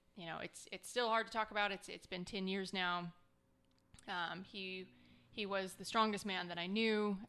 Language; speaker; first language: English; native; English